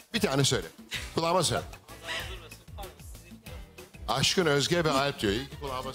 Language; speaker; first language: Turkish; native; Turkish